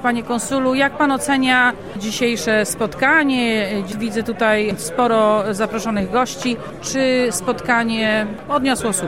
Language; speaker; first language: Polish; native; Polish